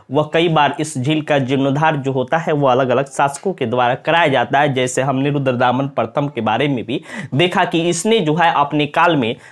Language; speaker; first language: Hindi; native; Hindi